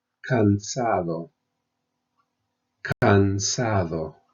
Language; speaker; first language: Spanish; non-native, fluent; English